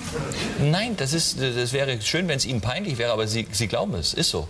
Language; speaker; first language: German; native; German